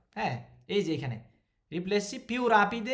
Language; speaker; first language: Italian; non-native, fluent; Bangla